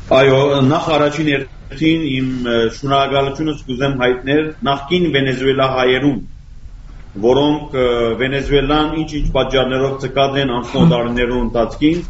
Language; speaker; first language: Armenian; native; Armenian